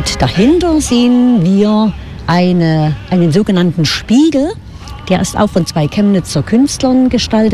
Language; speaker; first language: German; native; German